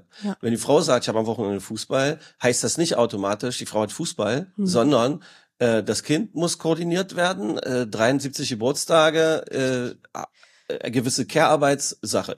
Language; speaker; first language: German; native; German